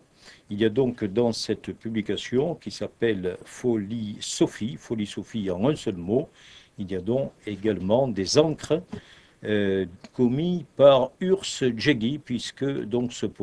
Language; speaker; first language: French; native; French